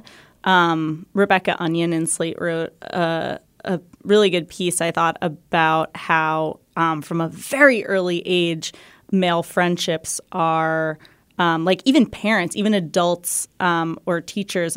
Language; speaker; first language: English; native; English